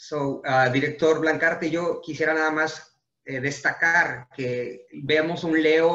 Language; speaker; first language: Spanish; native; Spanish